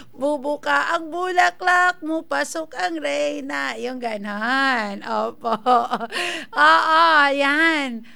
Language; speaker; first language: Filipino; non-native, local second language; Hiligaynon